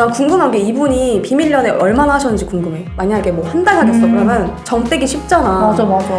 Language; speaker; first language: Korean; native; Korean